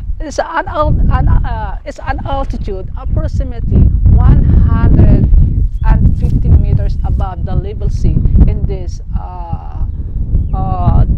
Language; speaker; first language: English; non-native, learner; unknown